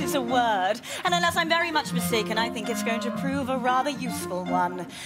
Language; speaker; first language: English; native; English